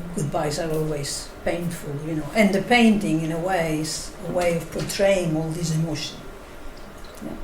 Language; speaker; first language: English; non-native, fluent; Catalan